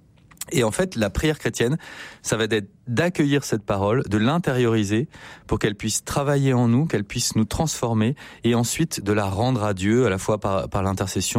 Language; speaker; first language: French; native; French